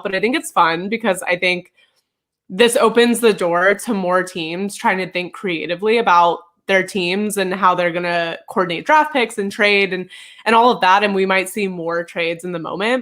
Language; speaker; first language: English; native; English